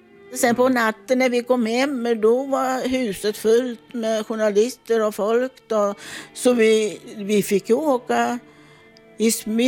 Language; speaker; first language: Swedish; non-native, fluent; Italian